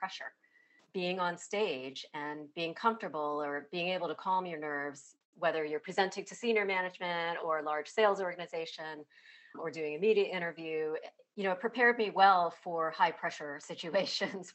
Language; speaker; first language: English; native; English